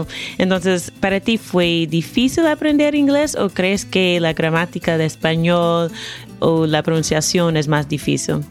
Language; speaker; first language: Spanish; non-native, fluent; English